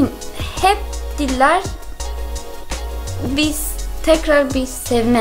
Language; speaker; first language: Turkish; non-native, learner; English